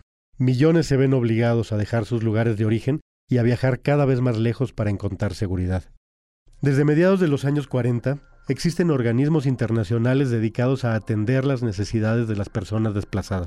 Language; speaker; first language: Spanish; native; Spanish